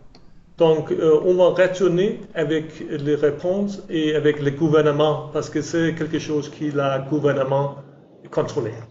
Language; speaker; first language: French; non-native, learner; English